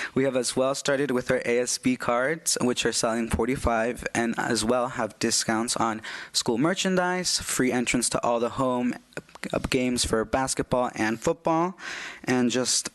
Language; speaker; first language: English; early bilingual, other home language; Spanish